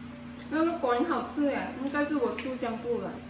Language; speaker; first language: Chinese; non-native, learner; Filipino